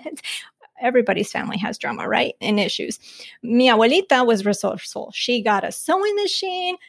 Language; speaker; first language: English; early bilingual, other home language; Spanish